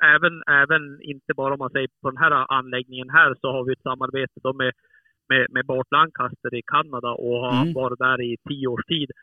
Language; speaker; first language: Swedish; native; Swedish